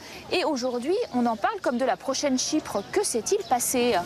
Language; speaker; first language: French; native; French